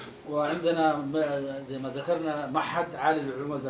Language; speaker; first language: Arabic; native; Arabic